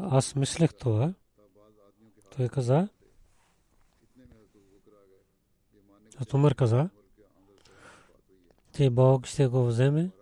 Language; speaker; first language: Bulgarian; non-native, learner; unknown